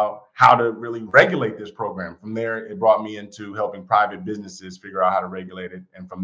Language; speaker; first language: English; native; English